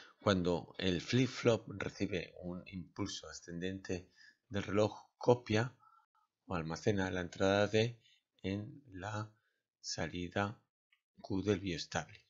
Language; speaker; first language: Spanish; native; Spanish